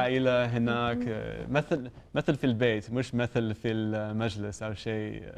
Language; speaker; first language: Arabic; non-native, learner; English